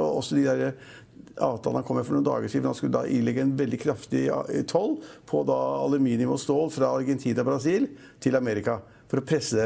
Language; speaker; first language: Norwegian; native; Norwegian